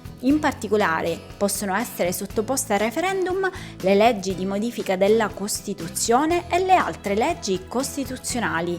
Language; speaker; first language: Italian; native; Italian